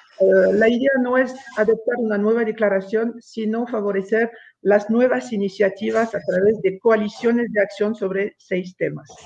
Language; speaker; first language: Spanish; non-native, fluent; French